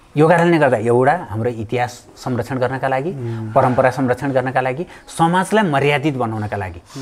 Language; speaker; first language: Nepali; native; Nepali